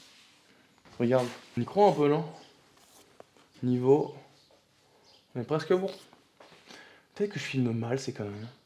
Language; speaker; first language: French; native; French